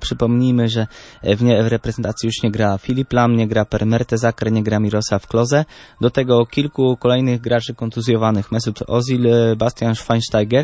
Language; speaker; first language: Polish; native; Polish